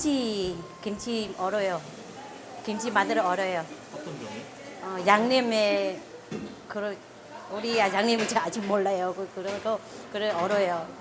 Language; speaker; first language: Korean; non-native, learner; Khmer